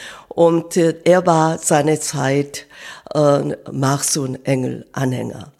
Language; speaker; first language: German; non-native, fluent; Korean